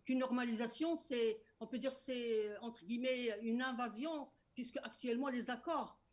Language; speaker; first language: French; non-native, local second language; Arabic